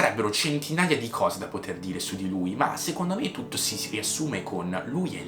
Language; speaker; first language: Italian; native; Italian